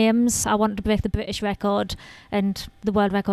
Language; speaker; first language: English; native; English